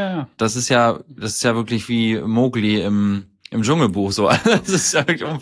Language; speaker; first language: German; native; German